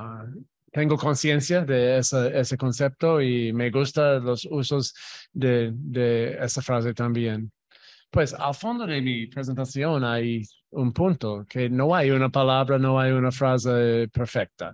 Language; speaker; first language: Spanish; non-native, fluent; English